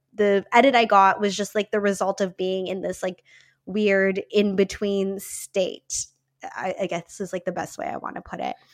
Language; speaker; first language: English; native; English